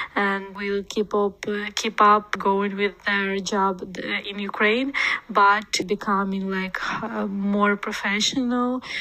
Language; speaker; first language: English; non-native, learner; Ukrainian